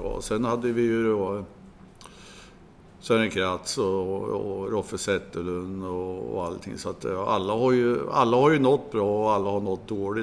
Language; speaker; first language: Swedish; native; Swedish